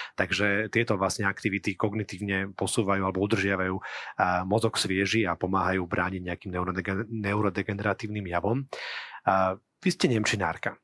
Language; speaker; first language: Slovak; native; Slovak